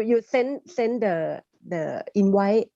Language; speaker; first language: English; non-native, learner; Thai